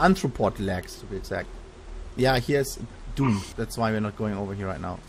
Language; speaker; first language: English; non-native, fluent; German